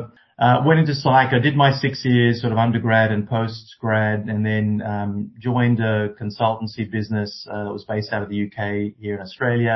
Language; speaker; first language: English; native; English